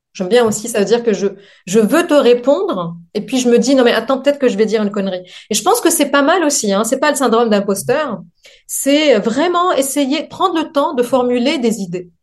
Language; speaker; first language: French; non-native, local second language; Arabic